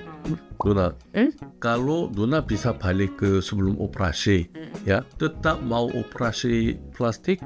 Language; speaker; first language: Indonesian; non-native, fluent; Korean